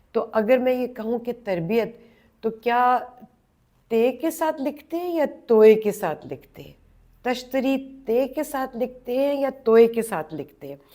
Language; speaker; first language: Urdu; native; Urdu